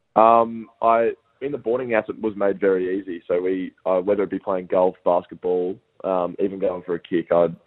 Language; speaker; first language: English; native; English